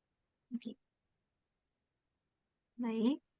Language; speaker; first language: Indonesian; native; Indonesian